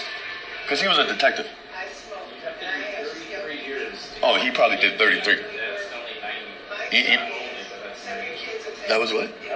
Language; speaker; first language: English; native; English